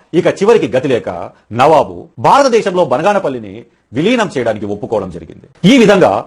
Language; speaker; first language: Telugu; native; Telugu